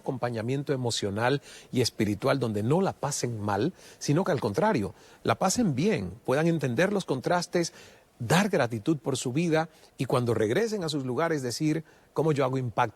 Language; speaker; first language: Spanish; native; Spanish